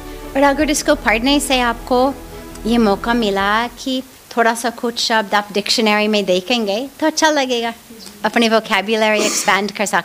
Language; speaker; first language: Hindi; non-native, fluent; English